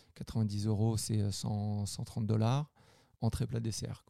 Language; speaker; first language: French; native; French